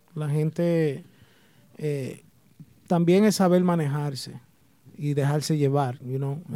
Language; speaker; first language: Spanish; early bilingual, heritage; Spanish